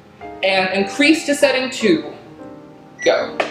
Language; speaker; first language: English; native; English